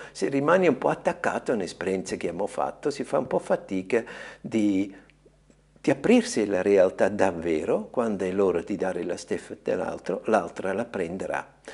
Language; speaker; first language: Italian; non-native, fluent; German